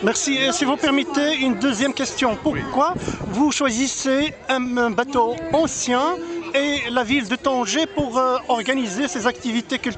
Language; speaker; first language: French; non-native, local second language; Arabic